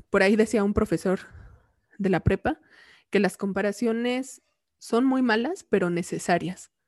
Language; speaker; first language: Spanish; native; Spanish